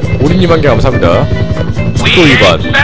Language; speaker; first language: Korean; native; Korean